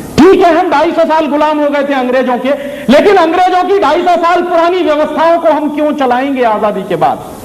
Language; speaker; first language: Hindi; native; Hindi